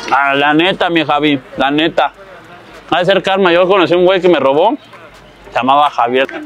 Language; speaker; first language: Spanish; native; Spanish